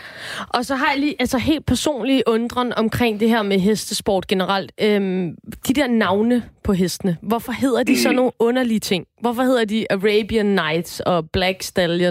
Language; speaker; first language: Danish; native; Danish